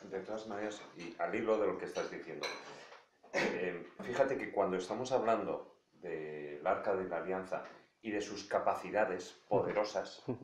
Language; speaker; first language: Spanish; native; Spanish